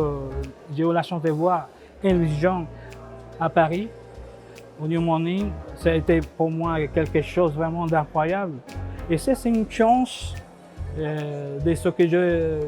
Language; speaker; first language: French; non-native, fluent; Spanish